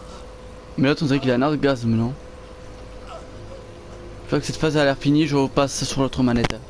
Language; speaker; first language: French; native; French